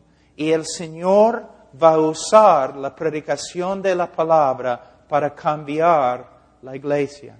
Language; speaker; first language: Spanish; non-native, fluent; English